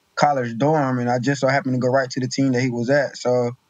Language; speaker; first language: English; native; English